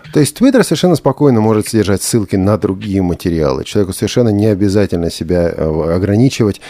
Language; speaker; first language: Russian; native; Russian